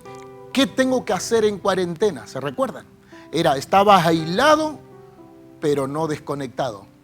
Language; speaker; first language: Spanish; native; Spanish